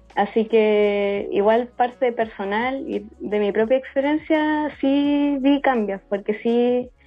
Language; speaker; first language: Spanish; native; Spanish